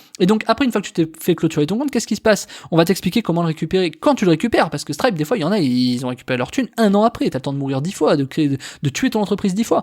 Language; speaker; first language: French; native; French